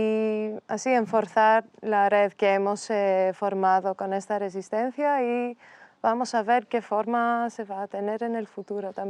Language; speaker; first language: Spanish; non-native, fluent; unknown